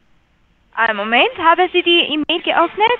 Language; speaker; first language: German; non-native, learner; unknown